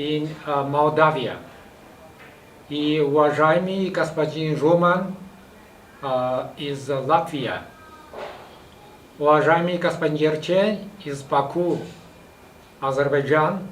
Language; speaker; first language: Russian; non-native, fluent; Chinese